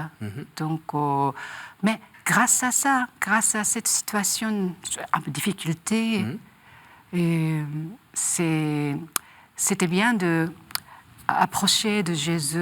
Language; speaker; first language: French; non-native, learner; Japanese